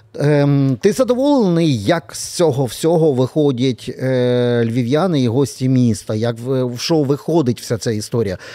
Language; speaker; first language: Ukrainian; native; Ukrainian